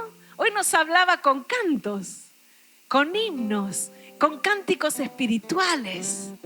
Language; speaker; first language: Spanish; native; Spanish